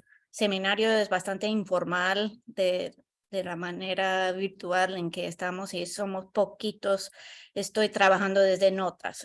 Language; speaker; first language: Spanish; non-native, learner; English